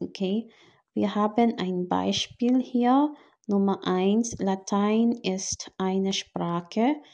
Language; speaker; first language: German; non-native, fluent; Filipino